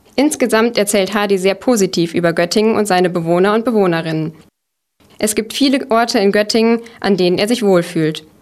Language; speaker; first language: German; native; German